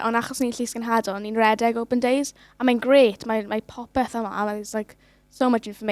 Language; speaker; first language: Welsh; non-native, local second language; English